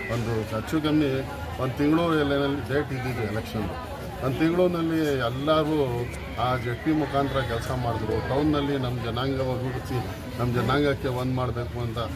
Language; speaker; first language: Kannada; non-native, local second language; Urdu